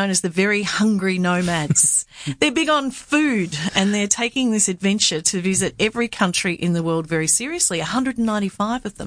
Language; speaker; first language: English; native; English